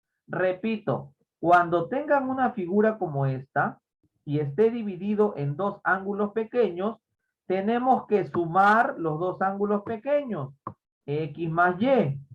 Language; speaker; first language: Spanish; native; Spanish